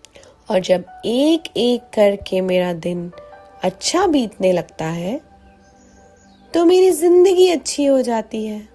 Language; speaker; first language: Hindi; native; Hindi